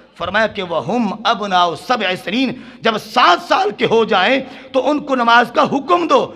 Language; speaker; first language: Urdu; non-native, local second language; Punjabi